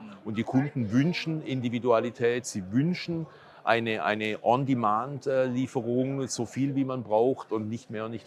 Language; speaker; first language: German; native; German